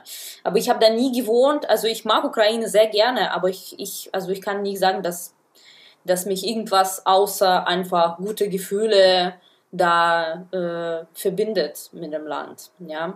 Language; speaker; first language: German; non-native, fluent; Russian